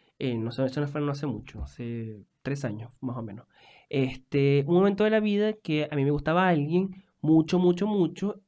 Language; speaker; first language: Spanish; native; Spanish